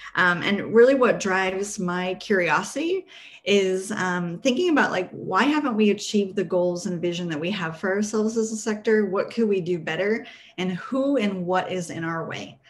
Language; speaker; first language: English; early bilingual, other home language; Spanish